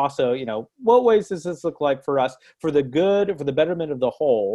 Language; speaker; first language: English; native; English